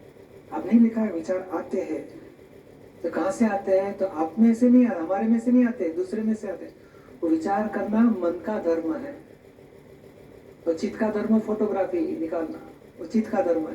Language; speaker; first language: Hindi; non-native, local second language; Gujarati